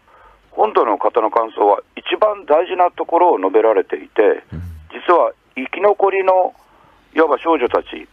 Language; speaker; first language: Japanese; native; Japanese